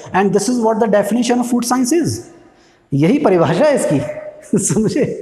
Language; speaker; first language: Hindi; native; Hindi